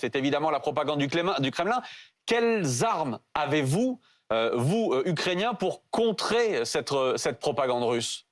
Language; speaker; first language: French; native; French